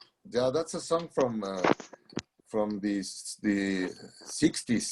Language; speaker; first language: English; non-native, learner; Spanish